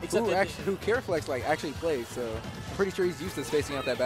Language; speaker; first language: English; native; English